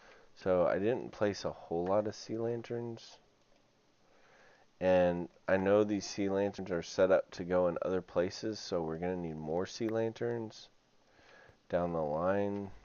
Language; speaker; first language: English; native; English